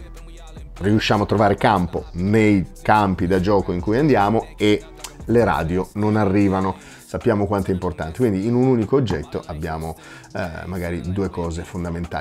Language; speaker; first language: Italian; native; Italian